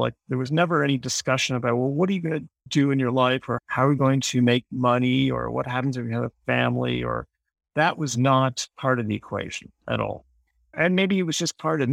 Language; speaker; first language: English; native; English